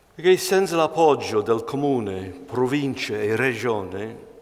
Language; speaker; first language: Italian; non-native, fluent; English